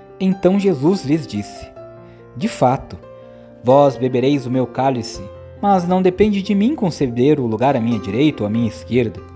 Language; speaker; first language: Portuguese; native; Portuguese